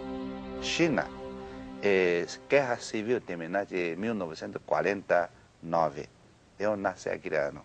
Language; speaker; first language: Portuguese; non-native, learner; Chinese